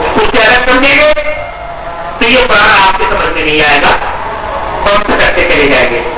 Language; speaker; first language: Urdu; non-native, local second language; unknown